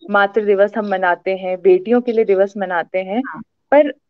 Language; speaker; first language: Hindi; native; Hindi